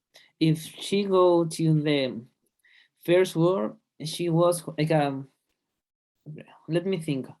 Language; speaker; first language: English; non-native, learner; Spanish